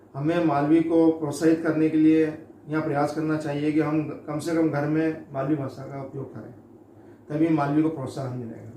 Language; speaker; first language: Hindi; native; Hindi